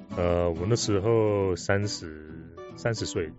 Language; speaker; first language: Chinese; early bilingual, heritage; Chinese